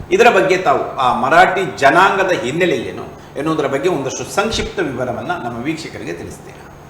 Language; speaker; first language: Kannada; native; Kannada